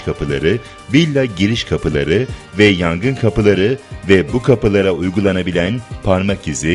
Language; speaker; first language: Turkish; native; Turkish